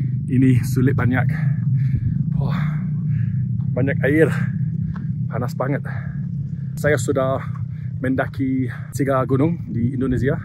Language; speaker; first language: Indonesian; non-native, learner; English